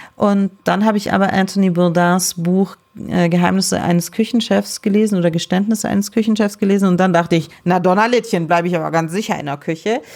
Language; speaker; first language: German; native; German